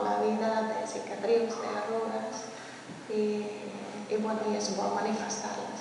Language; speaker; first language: Catalan; early bilingual, heritage; Catalan